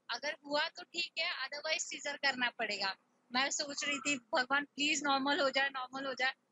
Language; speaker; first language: Hindi; non-native, local second language; Marathi